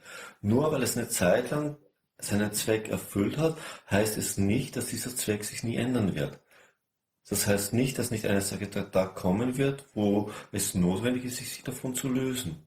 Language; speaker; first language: German; native; German